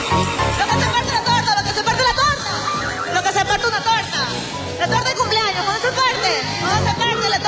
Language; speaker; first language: Spanish; native; Spanish